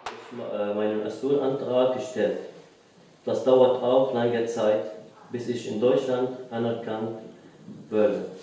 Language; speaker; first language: German; non-native, learner; Arabic